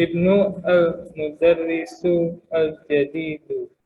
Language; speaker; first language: Arabic; non-native, learner; Indonesian